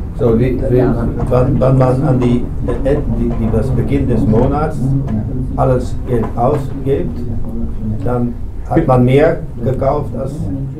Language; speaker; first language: German; non-native, learner; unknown